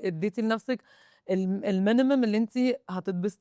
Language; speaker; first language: Arabic; native; Arabic